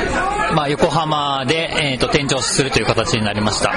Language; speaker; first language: Japanese; native; Japanese